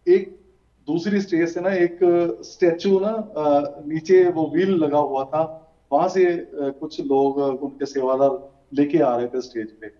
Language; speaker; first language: Hindi; native; Hindi